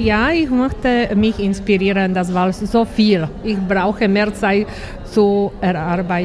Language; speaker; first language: German; non-native, learner; Slovak